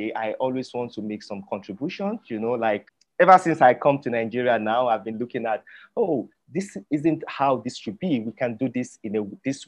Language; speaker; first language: English; non-native, local second language; Yoruba